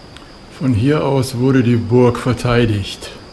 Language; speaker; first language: German; native; German